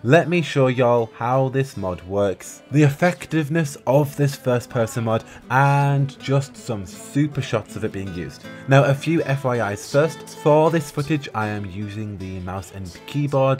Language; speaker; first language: English; native; English